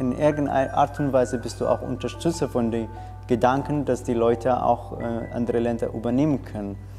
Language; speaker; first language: German; non-native, fluent; Arabic